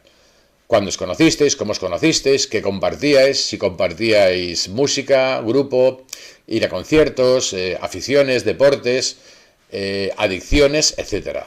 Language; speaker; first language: Spanish; native; Spanish